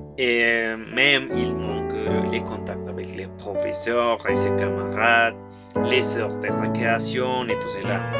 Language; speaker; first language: French; non-native, learner; Spanish